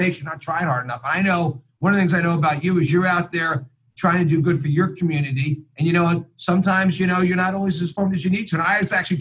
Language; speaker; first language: English; native; English